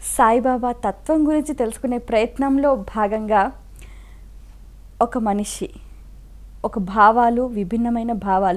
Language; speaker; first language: Telugu; native; Telugu